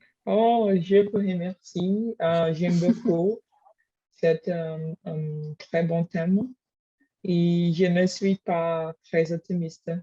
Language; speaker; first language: French; non-native, learner; Portuguese